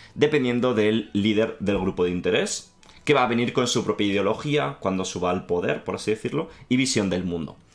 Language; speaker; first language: Spanish; native; Spanish